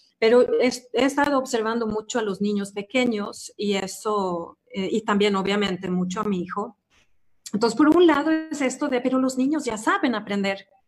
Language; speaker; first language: Spanish; non-native, fluent; Swedish